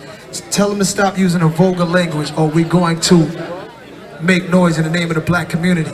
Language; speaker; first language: English; native; English